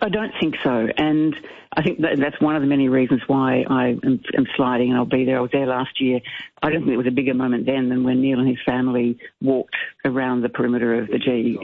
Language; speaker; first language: English; native; English